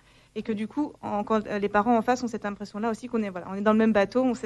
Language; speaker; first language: French; native; French